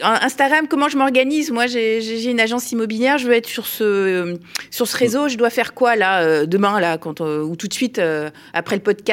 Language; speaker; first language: French; native; French